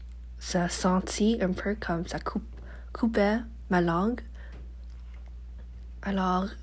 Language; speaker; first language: French; non-native, learner; English